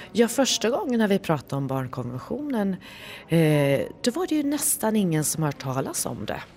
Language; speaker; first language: Swedish; native; Swedish